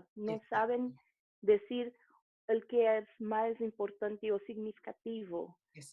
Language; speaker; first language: Spanish; non-native, fluent; Portuguese